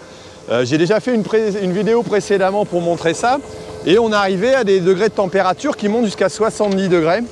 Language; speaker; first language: French; native; French